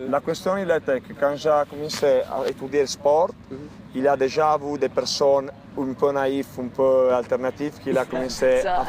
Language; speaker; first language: French; non-native, learner; Italian